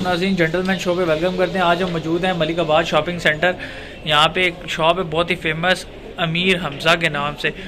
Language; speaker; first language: Urdu; non-native, local second language; Punjabi